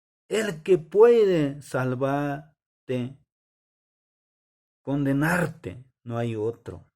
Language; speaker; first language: Spanish; non-native, local second language; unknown